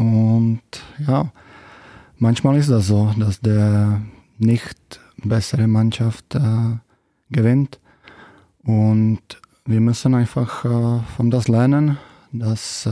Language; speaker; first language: German; non-native, fluent; Czech